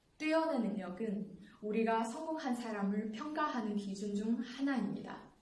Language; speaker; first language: Korean; non-native, fluent; Chinese